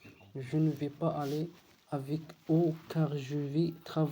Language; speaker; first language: French; non-native, learner; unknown